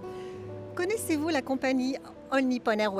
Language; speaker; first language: French; native; French